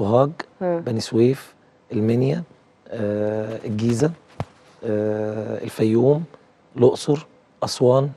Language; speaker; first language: Arabic; native; Arabic